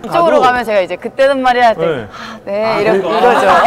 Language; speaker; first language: Korean; native; Korean